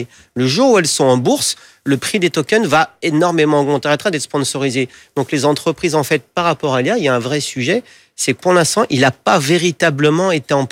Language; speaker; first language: French; native; French